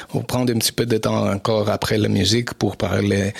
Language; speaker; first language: French; non-native, fluent; English